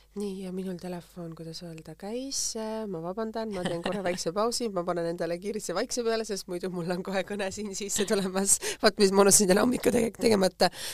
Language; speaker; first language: Estonian; native; Estonian